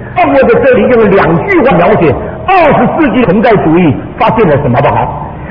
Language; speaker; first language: Chinese; early bilingual, heritage; Chinese